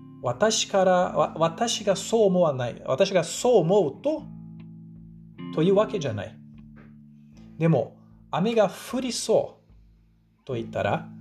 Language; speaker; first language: Japanese; non-native, fluent; Portuguese